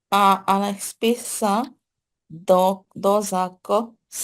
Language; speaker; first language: French; non-native, learner; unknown